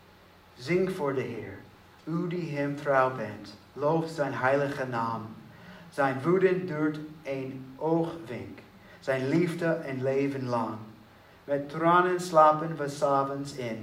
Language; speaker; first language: Dutch; non-native, learner; English